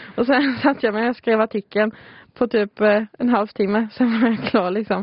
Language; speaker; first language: Swedish; native; Swedish